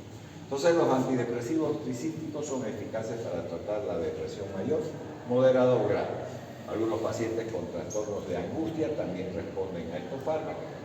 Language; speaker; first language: Spanish; native; Spanish